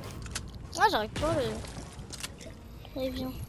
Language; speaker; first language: French; native; French